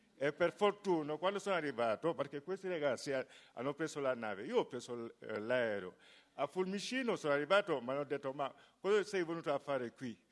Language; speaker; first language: Italian; non-native, fluent; Wolof